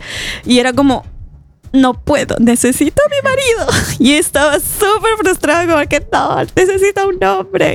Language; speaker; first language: Spanish; native; Spanish